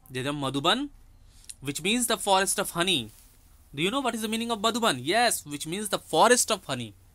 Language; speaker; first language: English; non-native, local second language; Bangla